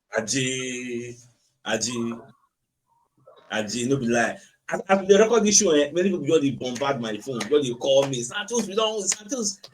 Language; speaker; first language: Nigerian Pidgin; native; Nigerian Pidgin